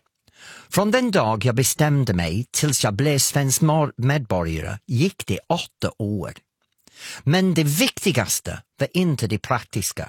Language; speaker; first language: Swedish; non-native, fluent; English